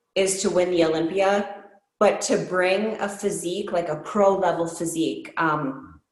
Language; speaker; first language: English; native; English